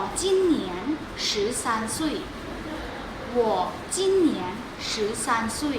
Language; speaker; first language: Chinese; non-native, fluent; Thai